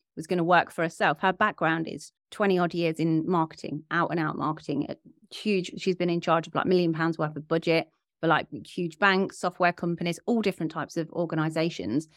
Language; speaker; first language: English; native; English